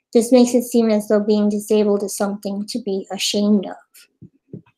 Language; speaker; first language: English; native; English